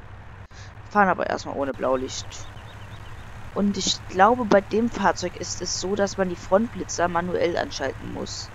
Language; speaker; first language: German; native; German